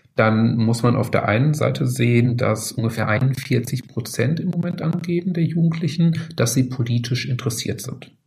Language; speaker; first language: German; native; German